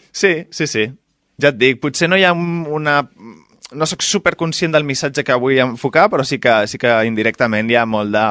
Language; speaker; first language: Catalan; non-native, local second language; Spanish